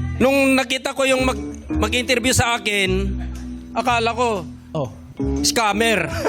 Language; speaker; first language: Filipino; non-native, local second language; Iloko